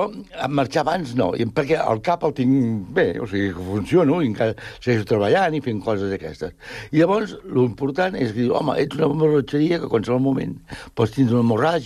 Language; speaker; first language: Catalan; native; Catalan